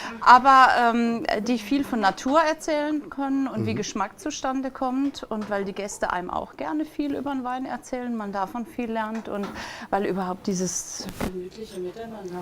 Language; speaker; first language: German; native; German